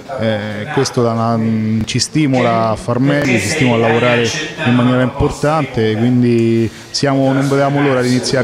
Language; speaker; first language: Italian; native; Italian